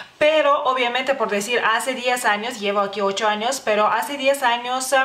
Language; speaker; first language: Spanish; non-native, fluent; Lithuanian